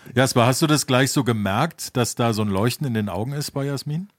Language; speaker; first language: German; native; German